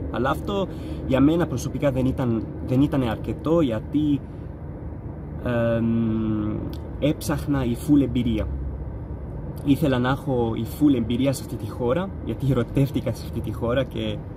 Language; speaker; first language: Greek; non-native, fluent; Arabic